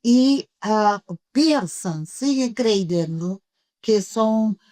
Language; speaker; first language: Spanish; non-native, fluent; Portuguese